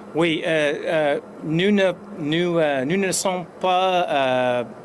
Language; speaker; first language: French; non-native, fluent; English